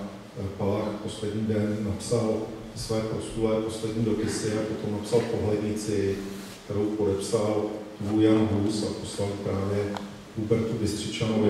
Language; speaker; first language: Czech; native; Czech